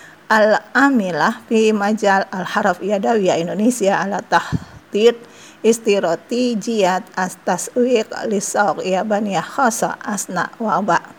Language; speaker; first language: Arabic; non-native, fluent; Indonesian